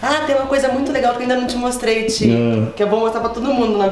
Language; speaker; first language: Portuguese; native; Portuguese